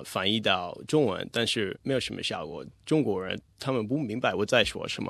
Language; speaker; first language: Chinese; non-native, fluent; English